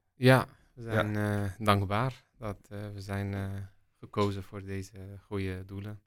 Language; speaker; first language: Dutch; non-native, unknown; Arabic